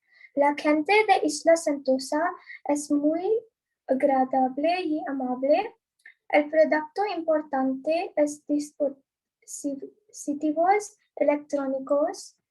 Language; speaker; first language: Spanish; non-native, learner; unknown